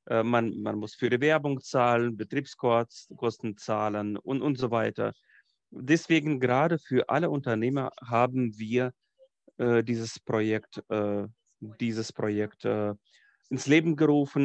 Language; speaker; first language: German; non-native, fluent; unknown